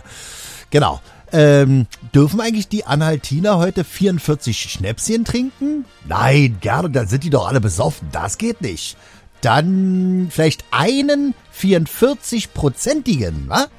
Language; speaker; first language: German; native; German